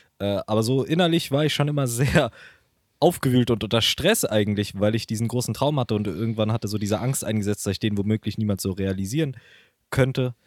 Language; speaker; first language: German; early bilingual, other home language; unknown